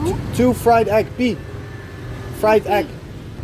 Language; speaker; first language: English; non-native, fluent; Dutch